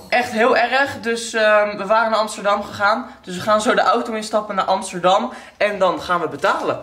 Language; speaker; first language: Dutch; native; Dutch